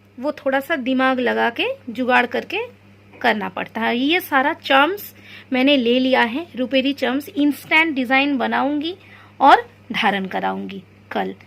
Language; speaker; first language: Hindi; non-native, local second language; Bangla